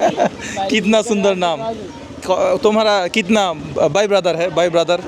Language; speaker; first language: Hindi; non-native, learner; Bangla